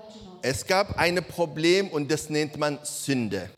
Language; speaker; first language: German; non-native, learner; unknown